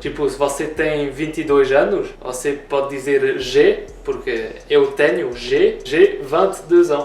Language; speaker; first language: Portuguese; early bilingual, heritage; Portuguese